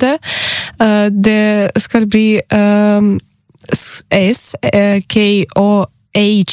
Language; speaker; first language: Norwegian; non-native, learner; Ukrainian